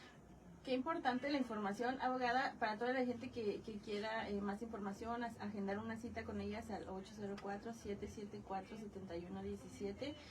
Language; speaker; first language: Spanish; native; Spanish